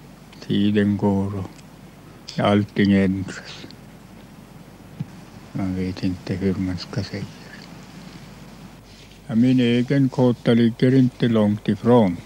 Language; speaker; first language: Swedish; non-native, local second language; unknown